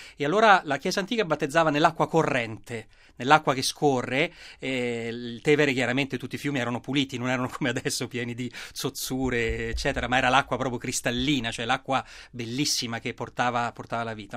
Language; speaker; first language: Italian; native; Italian